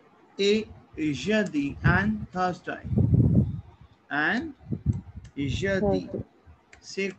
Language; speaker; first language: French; non-native, learner; Hindi